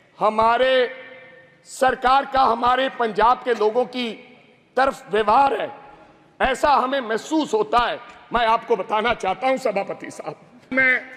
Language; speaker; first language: Hindi; non-native, local second language; Punjabi